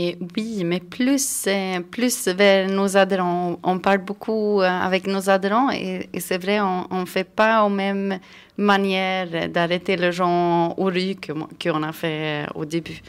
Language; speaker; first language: French; non-native, fluent; Swedish